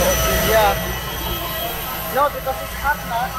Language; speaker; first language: English; non-native, local second language; Filipino